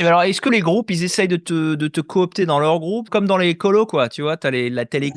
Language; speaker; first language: French; native; French